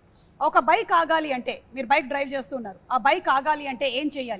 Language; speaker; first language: Telugu; native; Telugu